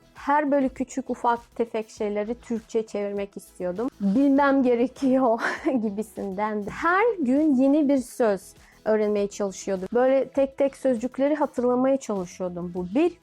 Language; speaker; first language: Turkish; non-native, fluent; Russian